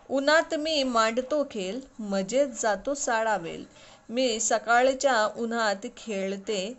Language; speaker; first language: Marathi; non-native, local second language; Urdu